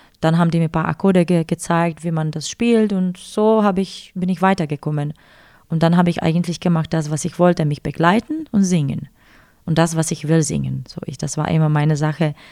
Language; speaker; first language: German; non-native, fluent; Czech